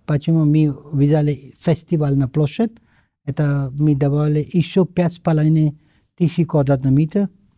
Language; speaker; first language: Russian; non-native, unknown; Hindi